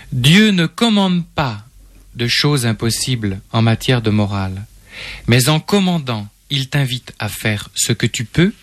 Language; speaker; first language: French; native; French